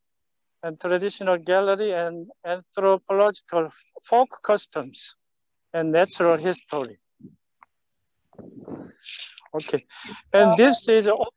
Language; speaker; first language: English; non-native, fluent; Korean